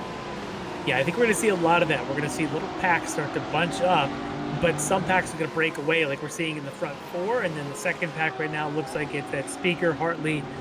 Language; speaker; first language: English; native; English